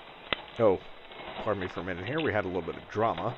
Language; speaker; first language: English; native; English